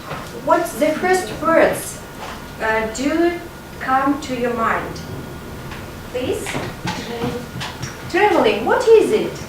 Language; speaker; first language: English; non-native, fluent; Russian